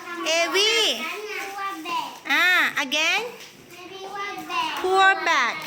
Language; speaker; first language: English; non-native, learner; Thai